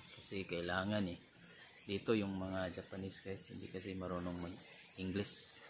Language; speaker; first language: Filipino; non-native, local second language; Cebuano